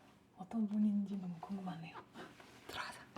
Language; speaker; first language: Korean; non-native, fluent; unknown